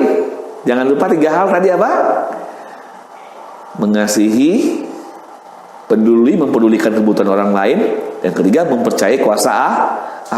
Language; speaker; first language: Indonesian; native; Indonesian